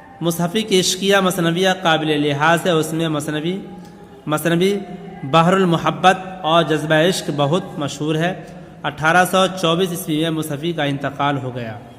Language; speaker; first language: Urdu; native; Urdu